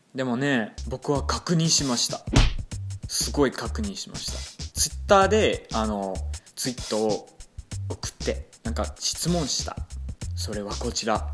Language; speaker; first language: Japanese; non-native, fluent; English